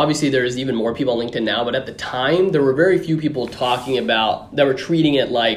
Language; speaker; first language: English; native; English